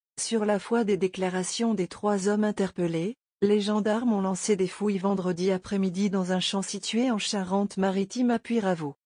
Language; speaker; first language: French; native; French